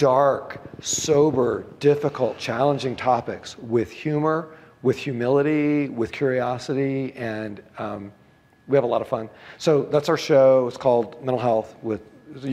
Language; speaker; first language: English; native; English